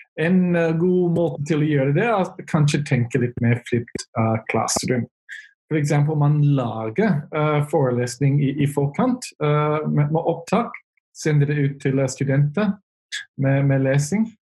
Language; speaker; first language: Norwegian; non-native, fluent; English